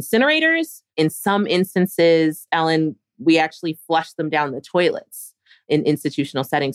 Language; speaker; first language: English; native; English